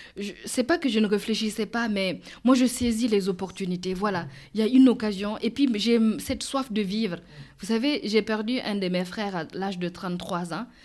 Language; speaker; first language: French; non-native, local second language; Mossi